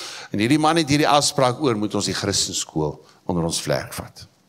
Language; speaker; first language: Afrikaans; native; Afrikaans